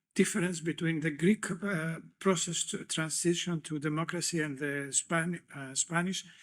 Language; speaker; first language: English; non-native, fluent; Greek